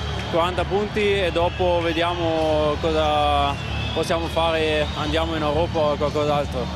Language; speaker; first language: Italian; non-native, learner; German